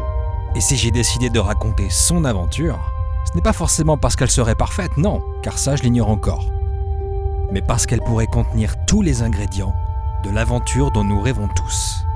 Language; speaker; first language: French; native; French